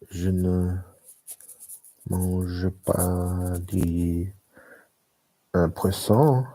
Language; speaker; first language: French; non-native, learner; English